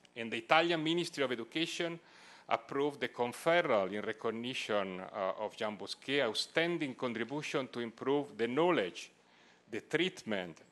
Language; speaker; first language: English; non-native, fluent; Italian